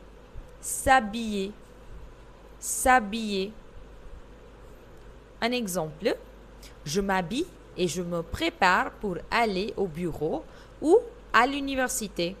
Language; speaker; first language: French; non-native, fluent; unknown